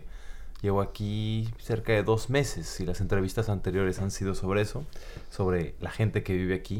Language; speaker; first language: Spanish; native; Spanish